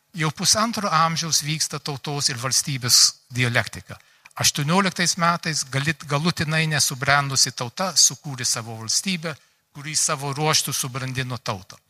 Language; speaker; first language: Lithuanian; early bilingual, heritage; Lithuanian